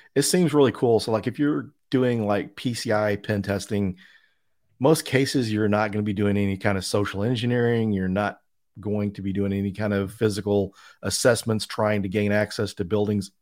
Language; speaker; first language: English; native; English